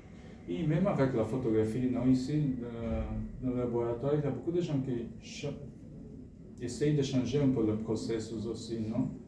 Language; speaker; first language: French; non-native, fluent; Portuguese